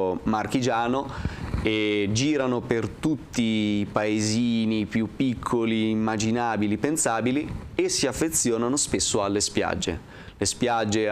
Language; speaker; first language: Italian; native; Italian